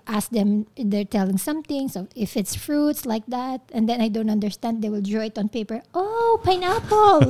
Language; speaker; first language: English; non-native, local second language; Filipino